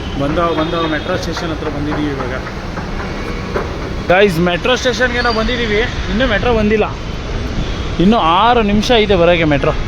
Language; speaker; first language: Kannada; native; Kannada